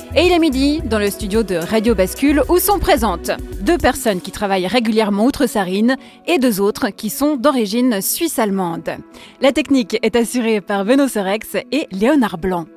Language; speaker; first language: French; native; French